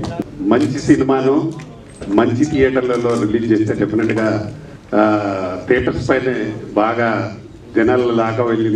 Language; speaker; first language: Telugu; native; Telugu